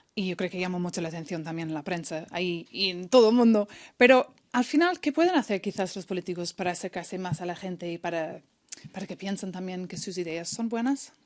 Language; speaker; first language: Spanish; non-native, fluent; English